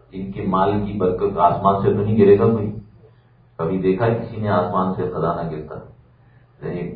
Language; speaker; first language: Urdu; native; Urdu